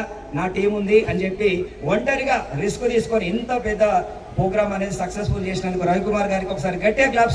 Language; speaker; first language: Telugu; native; Telugu